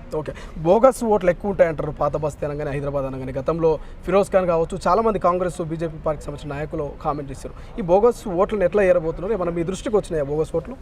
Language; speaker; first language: Telugu; native; Telugu